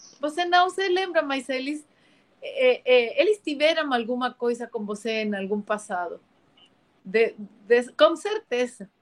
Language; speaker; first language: Portuguese; non-native, learner; Spanish